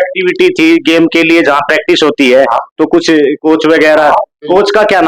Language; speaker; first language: Hindi; native; Hindi